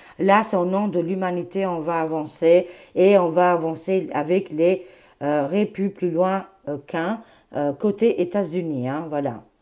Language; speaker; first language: French; non-native, fluent; Albanian